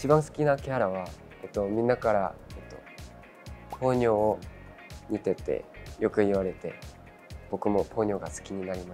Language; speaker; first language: Japanese; non-native, fluent; Korean